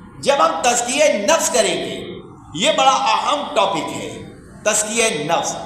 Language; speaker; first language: Urdu; native; Urdu